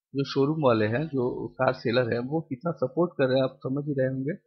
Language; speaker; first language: Hindi; non-native, local second language; Bangla